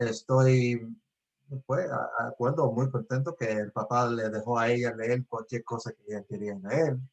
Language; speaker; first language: Spanish; early bilingual, heritage; Spanish